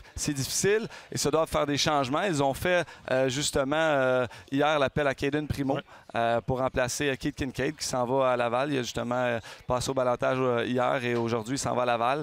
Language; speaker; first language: French; native; French